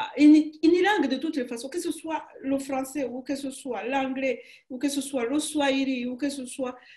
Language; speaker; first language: French; non-native, local second language; Kinyarwanda